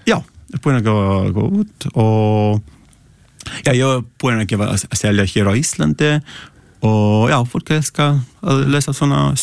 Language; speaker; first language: Icelandic; non-native, learner; Italian